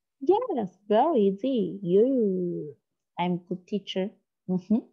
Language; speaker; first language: English; non-native, learner; Korean